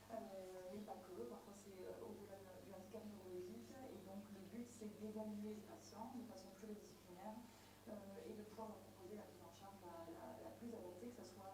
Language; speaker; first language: French; native; French